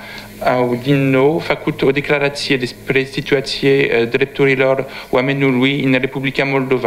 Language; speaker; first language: Romanian; non-native, learner; French